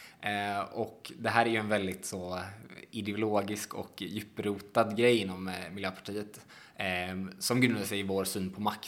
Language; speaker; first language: Swedish; native; Swedish